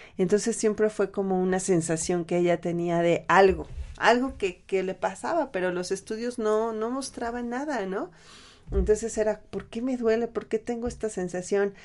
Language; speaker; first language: Spanish; native; Spanish